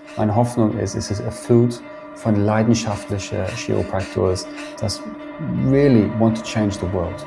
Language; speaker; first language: German; non-native, fluent; English